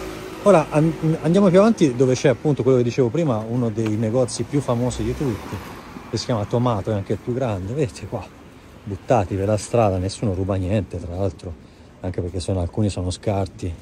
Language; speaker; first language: Italian; native; Italian